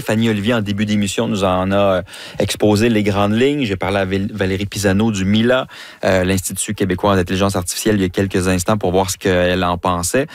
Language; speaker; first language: French; native; French